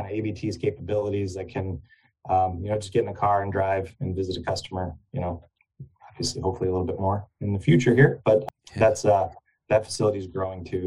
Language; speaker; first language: English; native; English